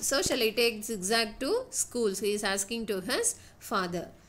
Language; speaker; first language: English; non-native, local second language; Tamil